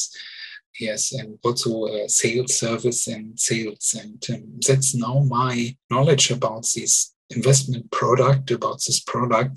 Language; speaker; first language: English; non-native, learner; German